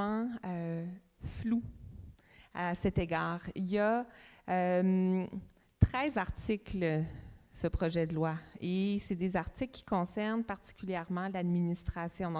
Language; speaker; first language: French; native; French